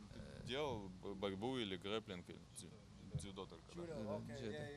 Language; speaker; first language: Russian; non-native, fluent; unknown